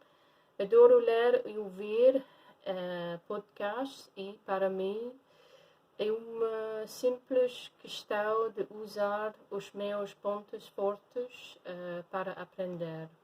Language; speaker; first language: Portuguese; non-native, fluent; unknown